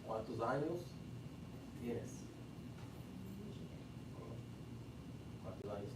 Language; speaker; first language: Spanish; non-native, fluent; English